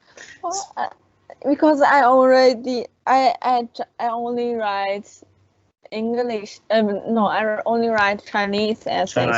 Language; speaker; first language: English; non-native, learner; Chinese